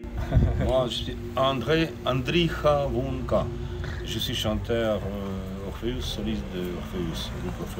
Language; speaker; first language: French; non-native, learner; Ukrainian